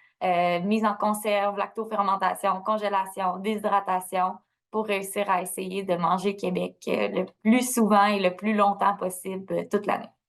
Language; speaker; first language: French; native; French